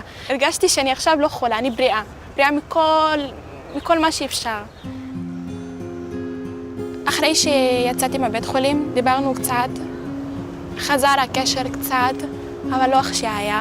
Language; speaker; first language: Hebrew; non-native, local second language; Arabic